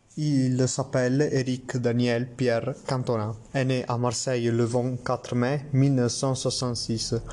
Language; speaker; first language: French; non-native, learner; Italian